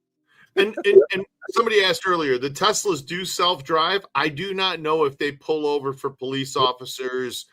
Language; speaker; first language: English; native; English